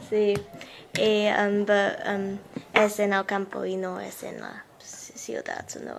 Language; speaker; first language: Spanish; non-native, learner; English